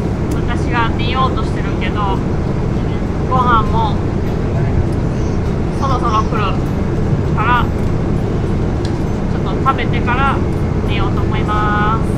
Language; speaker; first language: Japanese; non-native, fluent; German